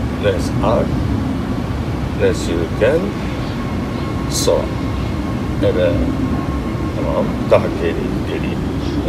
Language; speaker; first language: Turkish; non-native, learner; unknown